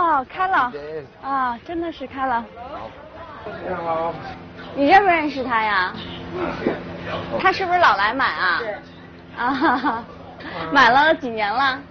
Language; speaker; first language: Chinese; native; Chinese